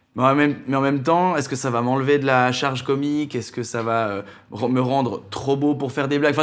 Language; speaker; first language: French; native; French